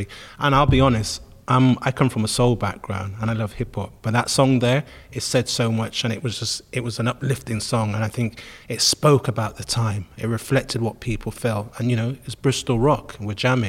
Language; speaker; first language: English; native; English